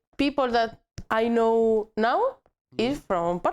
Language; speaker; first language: English; non-native, learner; Spanish